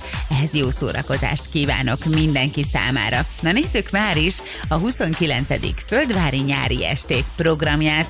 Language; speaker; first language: Hungarian; native; Hungarian